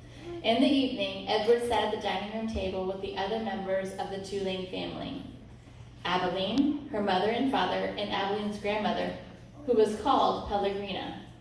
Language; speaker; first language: English; native; English